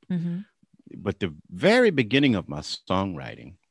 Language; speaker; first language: English; native; English